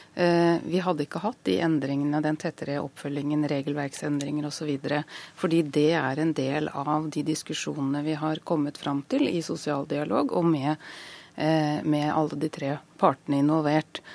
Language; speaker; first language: Norwegian; native; Norwegian